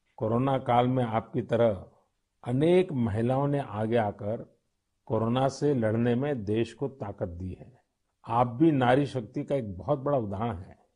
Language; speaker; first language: Hindi; non-native, local second language; Gujarati